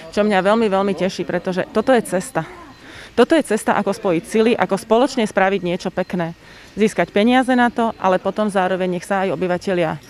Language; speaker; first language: Slovak; native; Slovak